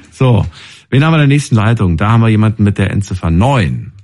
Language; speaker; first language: German; native; German